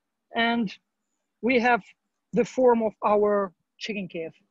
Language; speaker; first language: English; non-native, learner; Ukrainian